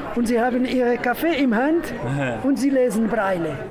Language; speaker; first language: German; non-native, learner; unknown